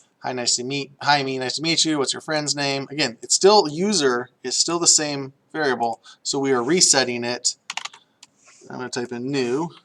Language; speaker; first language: English; native; English